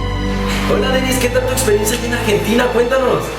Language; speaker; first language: Spanish; native; Spanish